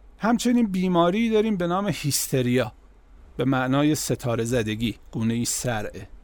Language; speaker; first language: Persian; native; Persian